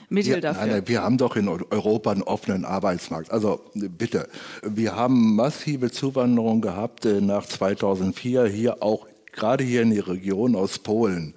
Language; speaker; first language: German; native; German